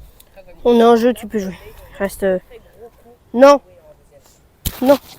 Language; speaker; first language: French; native; French